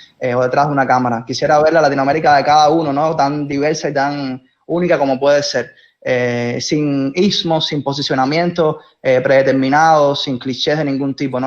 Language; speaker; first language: Spanish; native; Spanish